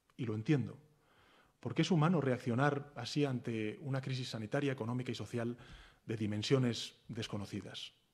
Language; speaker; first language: Spanish; native; Spanish